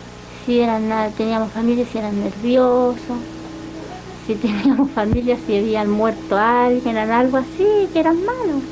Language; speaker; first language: Spanish; native; Spanish